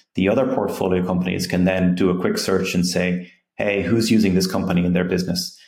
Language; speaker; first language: English; native; English